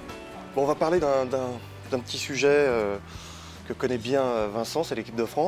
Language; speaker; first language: French; native; French